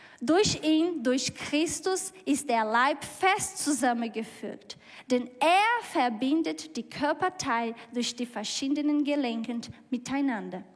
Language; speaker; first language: German; non-native, learner; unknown